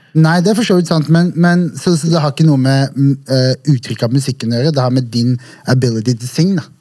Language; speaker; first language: Norwegian; early bilingual, other home language; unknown